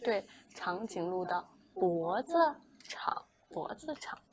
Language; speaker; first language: Chinese; non-native, fluent; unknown